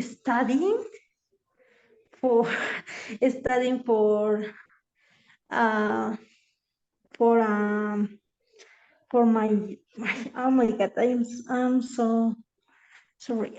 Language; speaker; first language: English; non-native, learner; Spanish